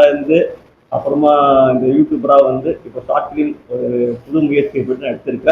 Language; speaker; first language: Tamil; native; Tamil